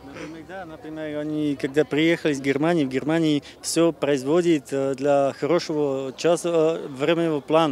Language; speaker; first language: Russian; non-native, learner; Slovak